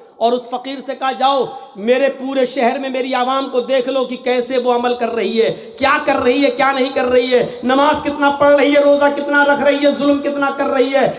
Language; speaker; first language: Urdu; native; Urdu